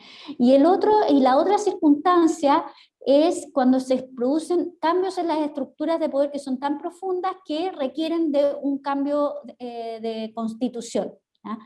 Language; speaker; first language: Spanish; native; Spanish